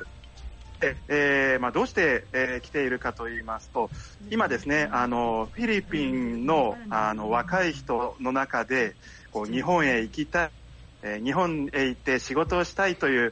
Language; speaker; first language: Japanese; native; Japanese